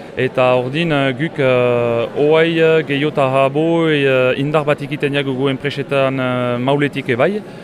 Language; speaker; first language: Basque; native; Basque